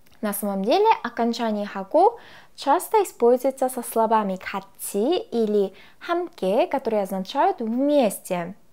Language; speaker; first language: Russian; non-native, fluent; Korean